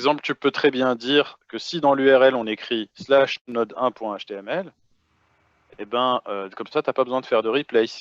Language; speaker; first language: French; native; French